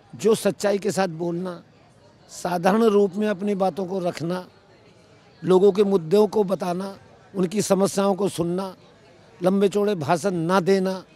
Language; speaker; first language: Hindi; native; Hindi